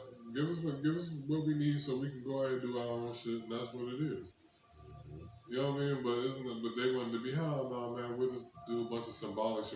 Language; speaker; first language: English; native; English